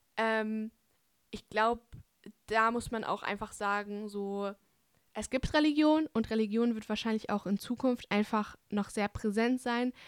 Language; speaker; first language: German; native; German